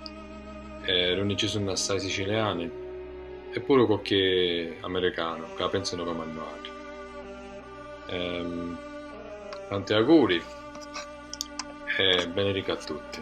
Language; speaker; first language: Italian; early bilingual, heritage; English